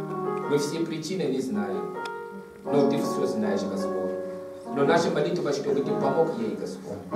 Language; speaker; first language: Russian; non-native, fluent; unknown